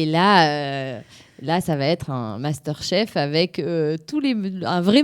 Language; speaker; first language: French; native; French